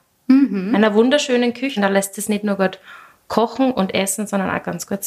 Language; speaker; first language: German; native; German